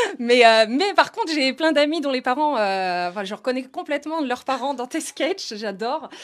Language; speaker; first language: French; early bilingual, other home language; Portuguese